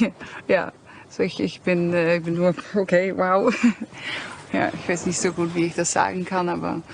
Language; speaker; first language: German; non-native, learner; Dutch